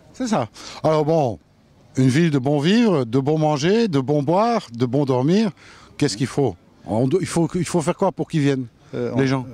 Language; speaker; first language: French; native; French